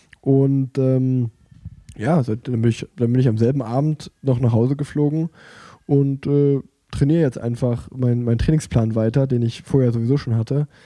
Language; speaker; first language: German; native; German